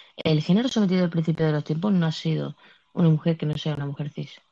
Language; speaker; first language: Spanish; native; Spanish